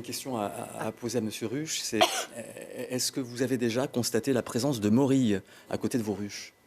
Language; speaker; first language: French; native; French